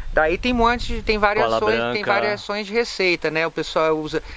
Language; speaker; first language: Portuguese; native; Portuguese